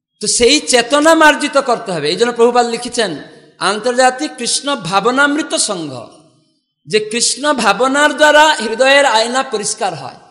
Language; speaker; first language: Bangla; non-native, fluent; Odia